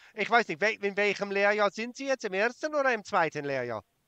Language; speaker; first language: German; native; German